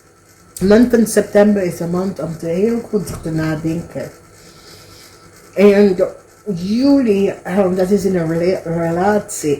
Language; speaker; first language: Dutch; non-native, learner; English